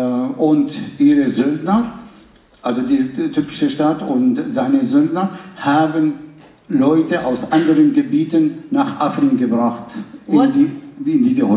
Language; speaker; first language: German; non-native, fluent; Kurdish